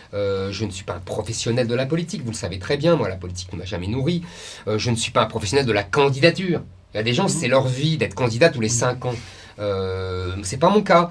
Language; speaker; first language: French; native; French